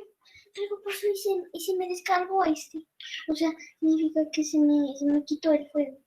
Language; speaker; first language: Spanish; native; Spanish